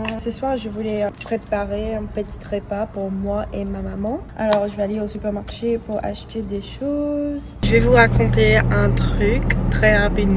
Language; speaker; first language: French; non-native, fluent; English